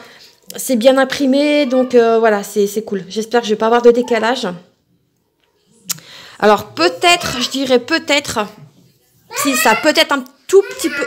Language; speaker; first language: French; native; French